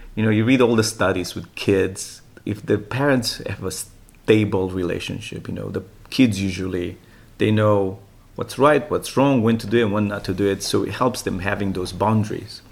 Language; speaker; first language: English; non-native, fluent; Romanian